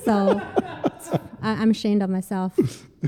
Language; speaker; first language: English; non-native, fluent; Chinese